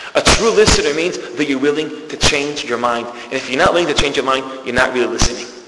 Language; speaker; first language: English; non-native, fluent; Hebrew